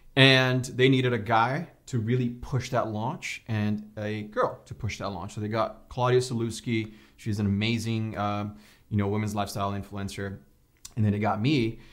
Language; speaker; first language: English; non-native, fluent; Portuguese